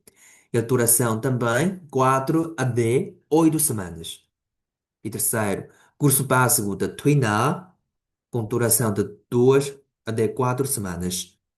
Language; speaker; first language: Portuguese; non-native, fluent; Chinese